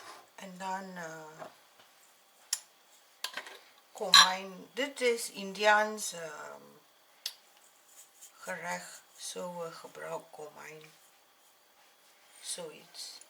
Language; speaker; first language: Dutch; non-native, learner; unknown